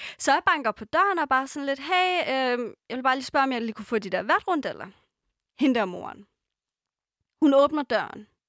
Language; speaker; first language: Danish; early bilingual, other home language; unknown